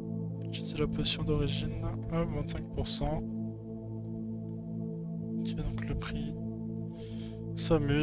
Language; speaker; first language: French; native; French